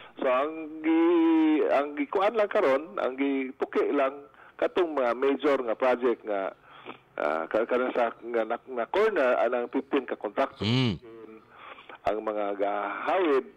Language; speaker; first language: Cebuano; native; Cebuano